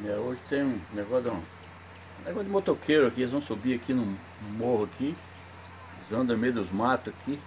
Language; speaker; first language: Portuguese; native; Portuguese